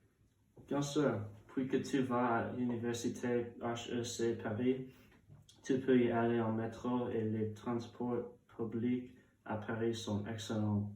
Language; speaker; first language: French; non-native, learner; English